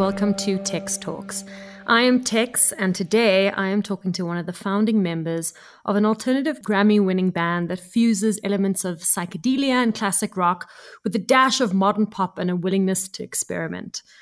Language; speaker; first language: English; native; English